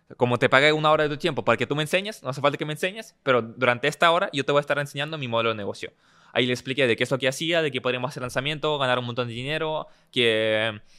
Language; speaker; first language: Spanish; early bilingual, other home language; Russian